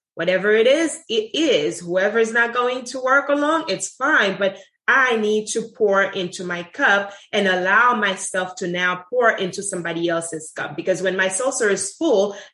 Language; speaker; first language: English; non-native, fluent; Haitian Creole